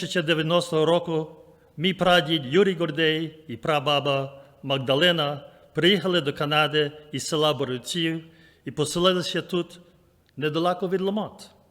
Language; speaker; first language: Ukrainian; early bilingual, heritage; English